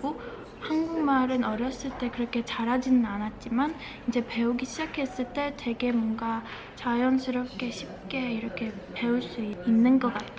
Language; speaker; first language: Korean; early bilingual, heritage; Czech